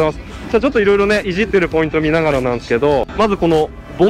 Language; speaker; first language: Japanese; native; Japanese